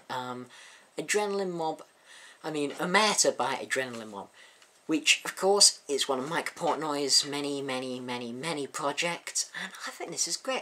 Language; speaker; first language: English; native; English